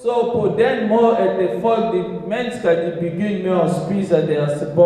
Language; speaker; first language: Danish; non-native, fluent; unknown